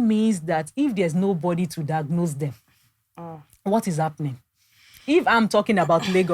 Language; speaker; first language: English; non-native, local second language; Yoruba